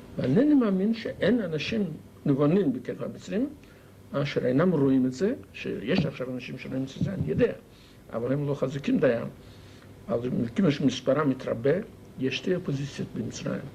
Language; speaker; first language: Hebrew; non-native, fluent; Yiddish